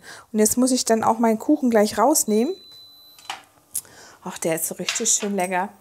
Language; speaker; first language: German; native; German